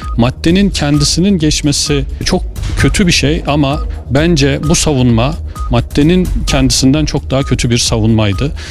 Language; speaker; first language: Turkish; native; Turkish